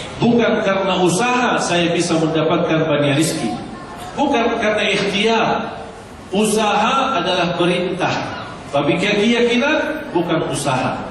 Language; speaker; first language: Malay; non-native, fluent; Arabic